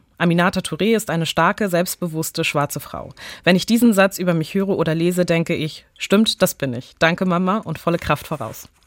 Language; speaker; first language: German; early bilingual, other home language; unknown